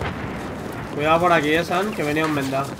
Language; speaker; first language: Spanish; native; Spanish